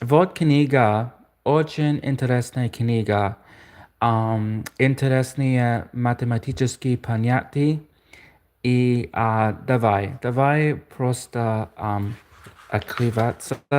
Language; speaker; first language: Russian; non-native, learner; English